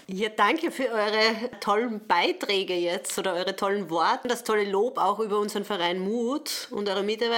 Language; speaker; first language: German; native; German